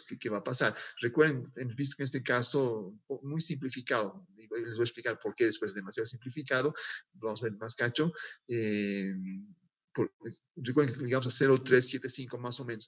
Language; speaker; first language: Spanish; native; Spanish